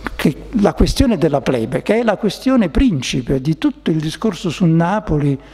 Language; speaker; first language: Italian; native; Italian